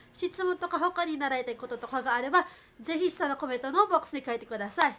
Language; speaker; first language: Japanese; non-native, fluent; Filipino